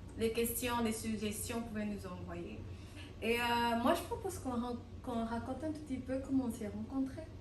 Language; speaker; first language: French; non-native, local second language; Lingala